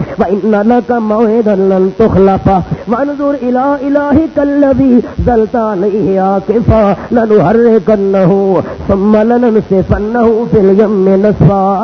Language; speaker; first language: Urdu; non-native, local second language; Punjabi